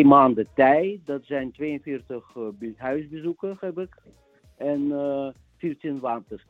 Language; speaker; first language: Dutch; non-native, fluent; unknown